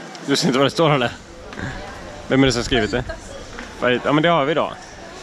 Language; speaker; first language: Swedish; native; Swedish